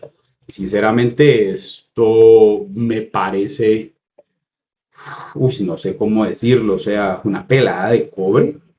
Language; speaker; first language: Spanish; native; Spanish